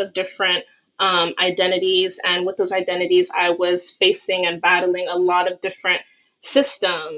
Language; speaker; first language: English; native; English